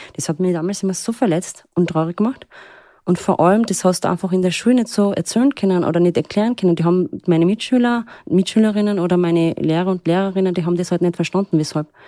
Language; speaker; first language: German; early bilingual, other home language; Turkish